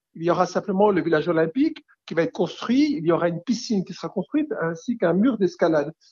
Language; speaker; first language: French; native; French